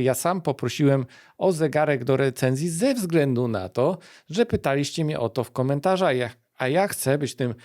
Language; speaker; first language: Polish; native; Polish